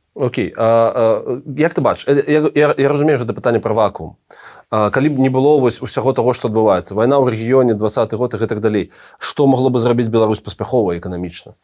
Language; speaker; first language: Belarusian; non-native, local second language; Russian